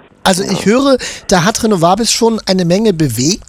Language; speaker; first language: German; native; German